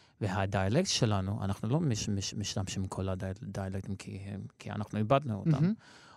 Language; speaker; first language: Hebrew; non-native, local second language; Armenian